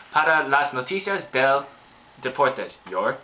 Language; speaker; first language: Spanish; non-native, learner; English